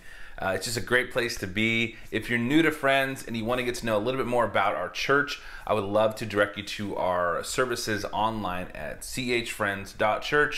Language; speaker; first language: English; native; English